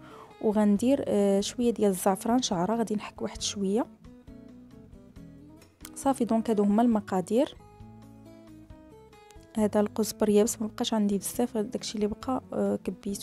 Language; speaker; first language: Arabic; native; Arabic